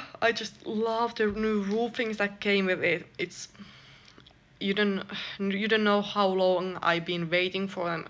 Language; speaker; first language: English; non-native, fluent; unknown